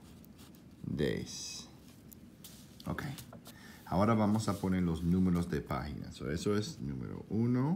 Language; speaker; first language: Spanish; non-native, fluent; English